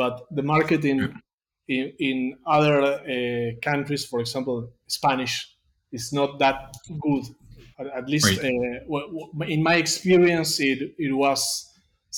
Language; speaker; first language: English; non-native, fluent; Spanish